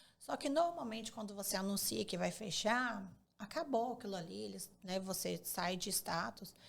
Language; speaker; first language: Portuguese; native; Portuguese